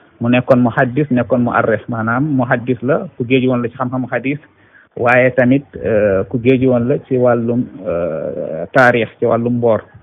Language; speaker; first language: Wolof; non-native, local second language; Fula